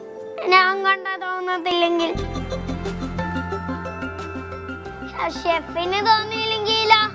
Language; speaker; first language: Malayalam; native; Malayalam